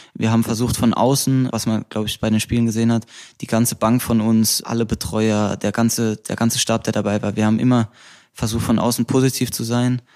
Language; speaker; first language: German; native; German